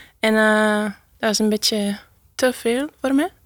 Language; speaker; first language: Dutch; non-native, learner; Italian